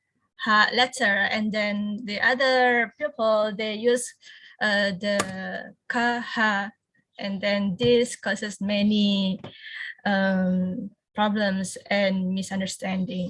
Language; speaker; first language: English; non-native, fluent; Indonesian